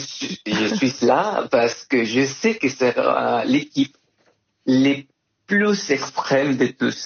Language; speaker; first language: French; non-native, fluent; Spanish